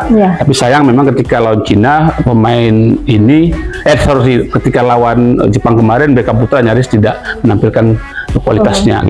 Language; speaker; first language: Indonesian; native; Indonesian